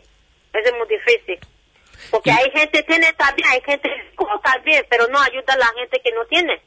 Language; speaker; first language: Spanish; non-native, learner; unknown